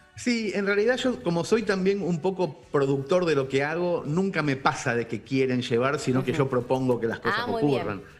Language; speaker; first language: Spanish; native; Spanish